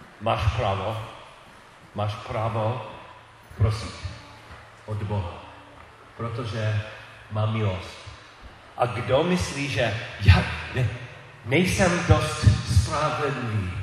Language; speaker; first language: Czech; non-native, learner; English